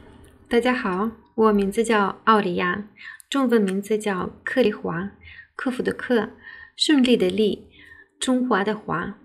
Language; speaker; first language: Chinese; non-native, fluent; Russian